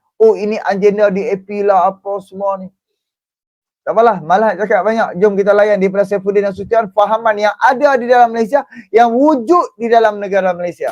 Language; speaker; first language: Malay; native; Malay